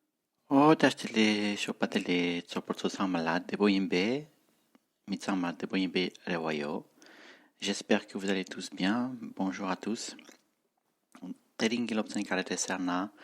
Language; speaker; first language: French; non-native, fluent; Tibetan